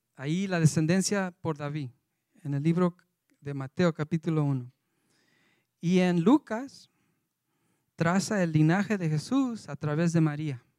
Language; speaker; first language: Spanish; early bilingual, heritage; Spanish